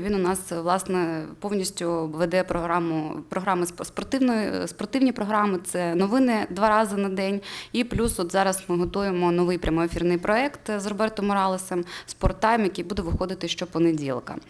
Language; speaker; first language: Ukrainian; native; Ukrainian